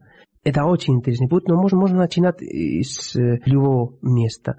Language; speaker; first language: Russian; non-native, fluent; Spanish